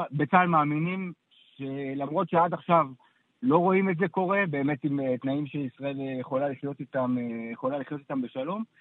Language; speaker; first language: Hebrew; native; Hebrew